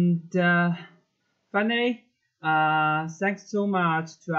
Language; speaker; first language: English; non-native, learner; Chinese